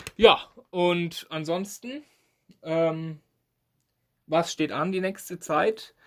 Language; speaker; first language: German; native; German